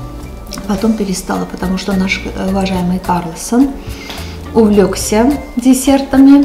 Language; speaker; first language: Russian; non-native, fluent; Armenian